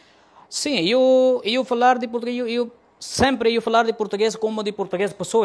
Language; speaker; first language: Portuguese; non-native, learner; Punjabi